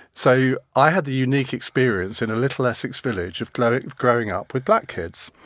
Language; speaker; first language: English; native; English